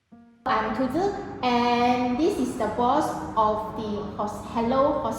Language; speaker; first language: English; non-native, learner; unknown